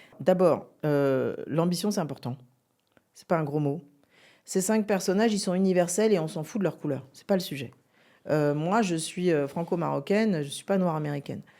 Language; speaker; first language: French; native; French